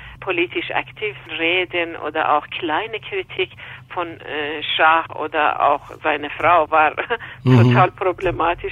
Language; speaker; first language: German; non-native, fluent; Persian